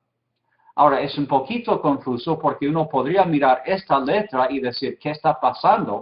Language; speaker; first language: Spanish; non-native, fluent; English